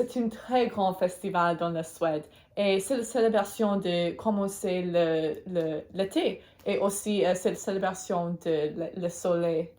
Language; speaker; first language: French; non-native, learner; Swedish